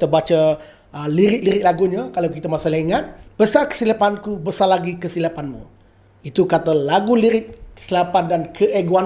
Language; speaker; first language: Malay; native; Malay